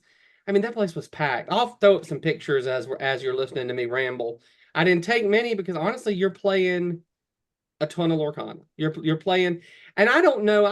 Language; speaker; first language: English; native; English